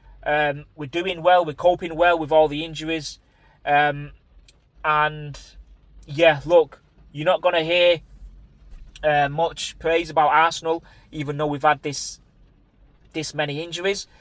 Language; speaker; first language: English; native; English